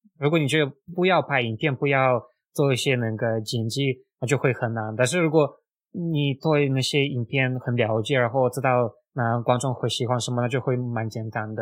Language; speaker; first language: Chinese; non-native, fluent; Russian